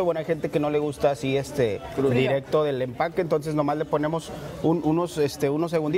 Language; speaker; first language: Spanish; native; Spanish